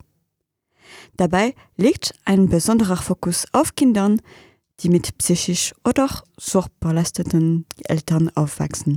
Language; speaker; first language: German; non-native, fluent; French